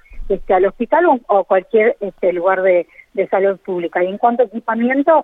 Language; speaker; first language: Spanish; native; Spanish